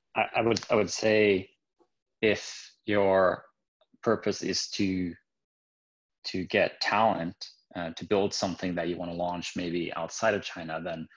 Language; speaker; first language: English; non-native, fluent; Norwegian